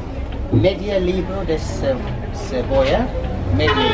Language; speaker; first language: Spanish; non-native, learner; English